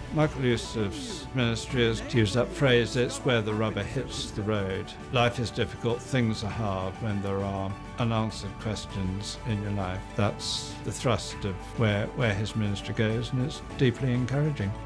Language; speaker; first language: English; native; English